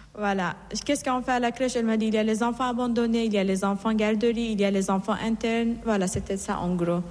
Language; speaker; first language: French; non-native, fluent; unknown